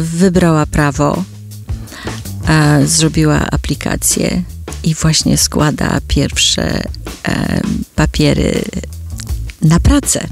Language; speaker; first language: Polish; native; Polish